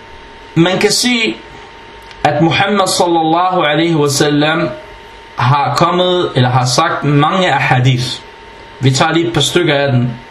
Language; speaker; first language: Danish; early bilingual, other home language; Arabic